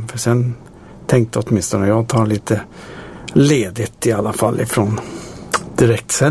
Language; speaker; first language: Swedish; native; Swedish